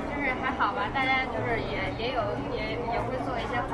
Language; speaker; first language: Chinese; native; Chinese